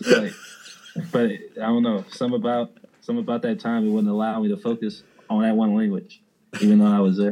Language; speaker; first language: English; early bilingual, other home language; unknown